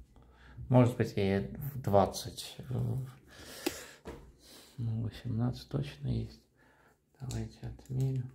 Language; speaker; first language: Russian; non-native, fluent; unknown